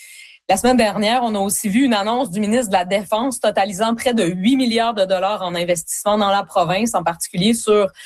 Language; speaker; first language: French; native; French